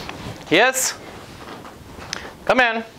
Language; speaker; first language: English; non-native, learner; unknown